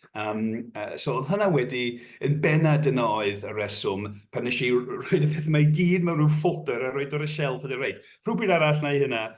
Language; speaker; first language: Welsh; non-native, fluent; English